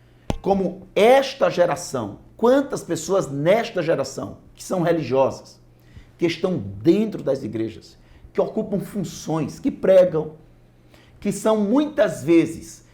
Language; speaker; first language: Portuguese; native; Portuguese